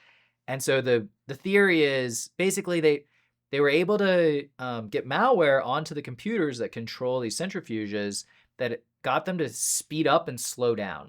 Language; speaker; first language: English; native; English